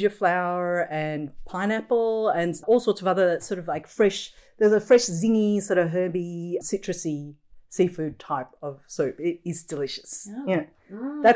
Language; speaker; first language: English; native; English